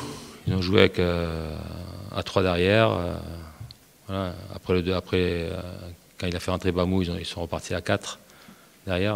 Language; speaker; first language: French; native; French